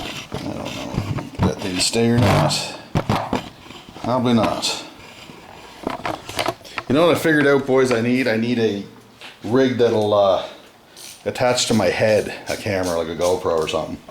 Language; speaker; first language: English; native; English